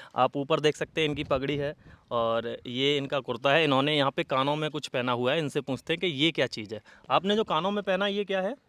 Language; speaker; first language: Hindi; native; Hindi